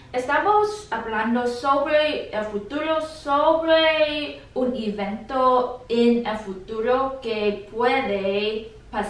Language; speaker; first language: Spanish; non-native, learner; English